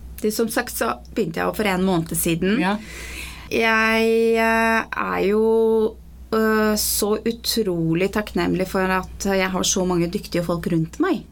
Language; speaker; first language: Norwegian; early bilingual, other home language; Persian